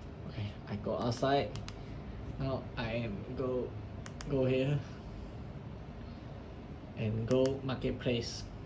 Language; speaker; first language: English; non-native, local second language; Chinese